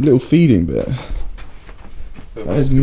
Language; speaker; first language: English; native; English